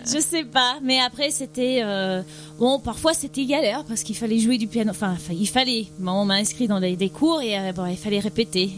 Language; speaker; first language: French; non-native, fluent; English